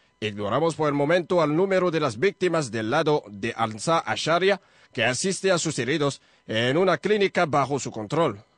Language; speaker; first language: Spanish; non-native, fluent; French